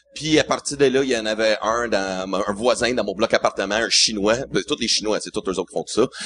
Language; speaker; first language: French; non-native, local second language; English